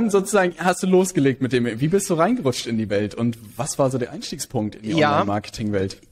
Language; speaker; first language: German; native; German